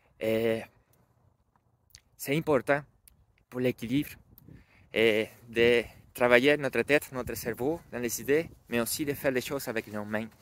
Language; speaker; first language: French; non-native, learner; Spanish